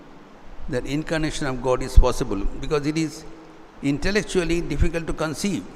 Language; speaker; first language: English; non-native, local second language; Hindi